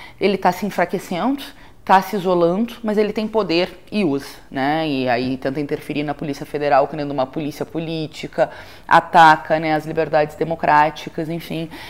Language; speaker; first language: Portuguese; native; Portuguese